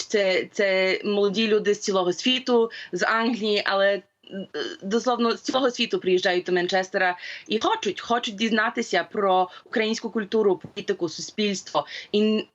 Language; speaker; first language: Ukrainian; early bilingual, heritage; Ukrainian